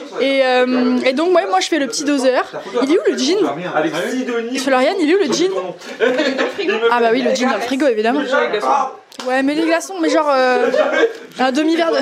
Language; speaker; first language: French; native; French